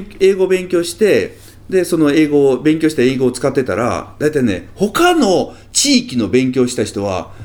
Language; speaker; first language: Japanese; native; Japanese